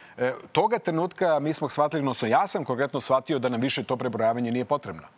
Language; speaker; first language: Serbian; native; Serbian